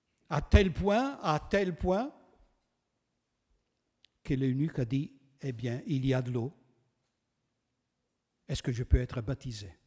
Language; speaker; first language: French; non-native, fluent; Italian